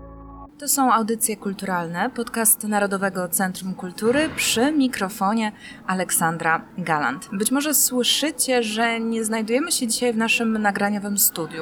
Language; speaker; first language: Polish; native; Polish